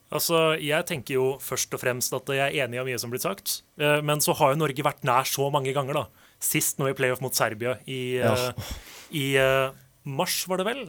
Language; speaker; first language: Norwegian; non-native, fluent; Portuguese